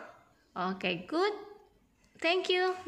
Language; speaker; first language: English; non-native, local second language; Indonesian